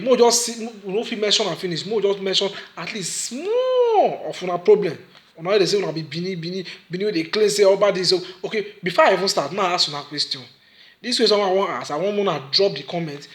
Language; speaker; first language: Nigerian Pidgin; native; Nigerian Pidgin